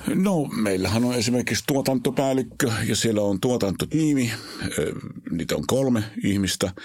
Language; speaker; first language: Finnish; non-native, fluent; Hebrew